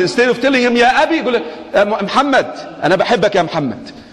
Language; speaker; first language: English; non-native, fluent; Arabic